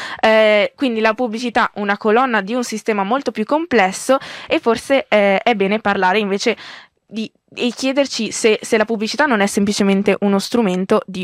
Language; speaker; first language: Italian; native; Italian